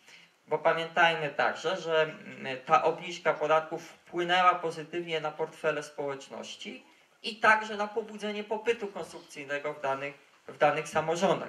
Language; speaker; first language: Polish; native; Polish